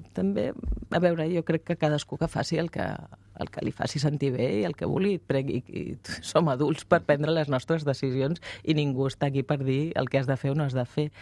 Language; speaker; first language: Catalan; native; Catalan